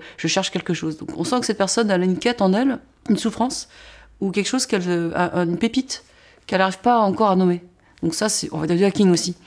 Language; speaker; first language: French; native; French